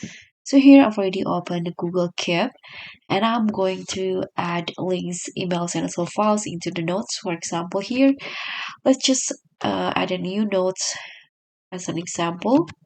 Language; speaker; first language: English; non-native, fluent; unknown